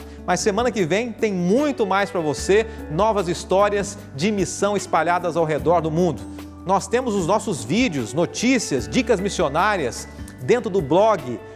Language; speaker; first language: Portuguese; native; Portuguese